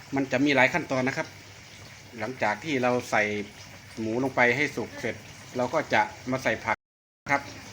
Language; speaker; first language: Thai; native; Thai